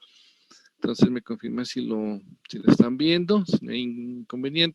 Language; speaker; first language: Spanish; native; Spanish